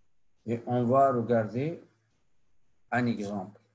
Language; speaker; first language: French; non-native, local second language; Arabic